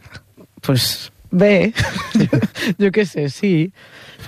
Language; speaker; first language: Catalan; non-native, learner; Spanish